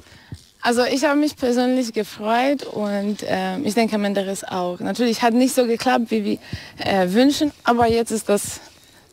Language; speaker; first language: German; non-native, learner; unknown